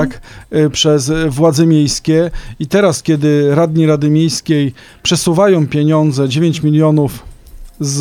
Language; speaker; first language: Polish; native; Polish